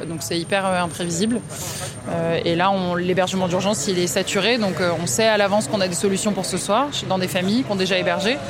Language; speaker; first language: French; native; French